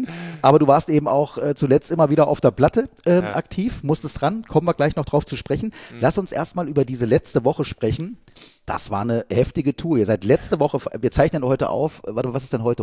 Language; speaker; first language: German; native; German